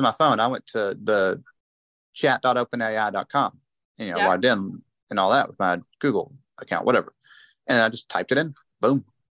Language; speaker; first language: English; native; English